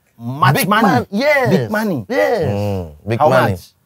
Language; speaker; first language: English; non-native, learner; Indonesian